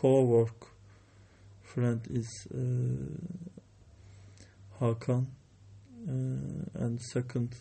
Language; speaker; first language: English; non-native, learner; Turkish